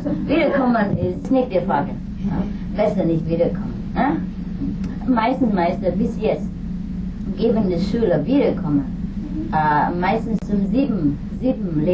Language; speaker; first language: German; non-native, fluent; Vietnamese